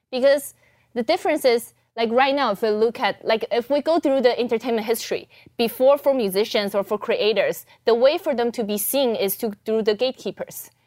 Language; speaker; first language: English; early bilingual, other home language; Chinese